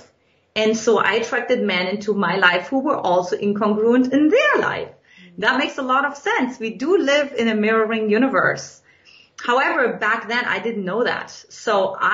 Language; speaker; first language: English; non-native, fluent; German